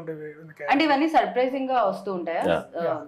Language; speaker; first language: Telugu; native; Telugu